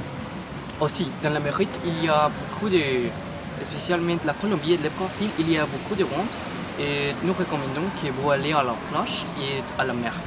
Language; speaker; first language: French; non-native, learner; Spanish